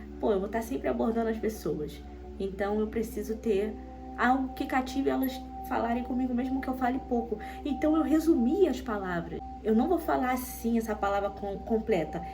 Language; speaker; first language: Portuguese; native; Portuguese